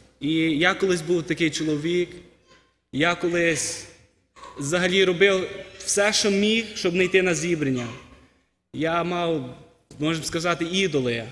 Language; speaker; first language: Ukrainian; early bilingual, heritage; Ukrainian